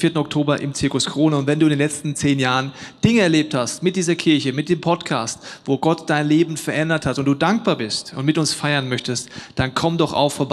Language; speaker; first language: German; native; German